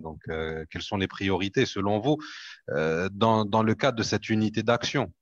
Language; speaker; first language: French; non-native, local second language; Arabic